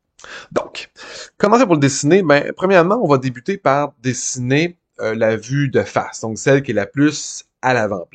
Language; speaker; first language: French; native; French